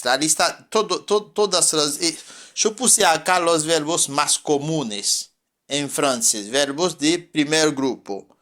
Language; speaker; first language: Spanish; non-native, fluent; French